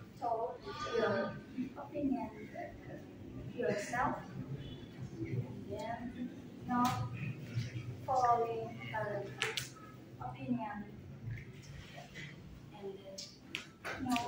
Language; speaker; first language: English; non-native, learner; Indonesian